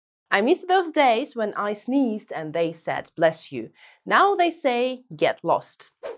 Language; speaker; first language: English; non-native, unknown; Russian